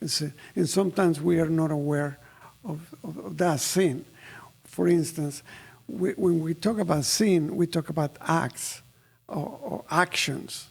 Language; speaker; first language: English; non-native, fluent; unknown